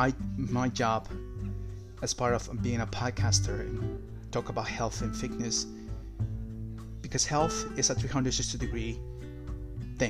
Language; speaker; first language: English; non-native, fluent; Spanish